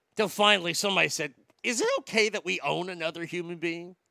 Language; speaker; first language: English; native; English